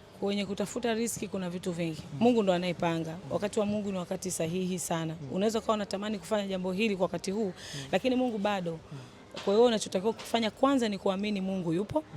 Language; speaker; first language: Swahili; native; Swahili